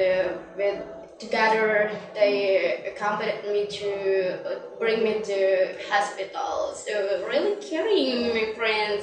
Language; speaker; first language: English; non-native, learner; Indonesian